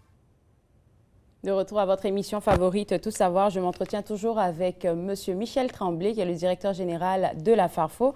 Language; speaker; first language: French; native; French